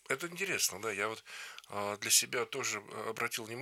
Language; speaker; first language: Russian; native; Russian